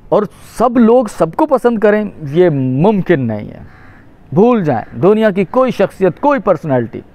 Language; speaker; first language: Urdu; non-native, local second language; Punjabi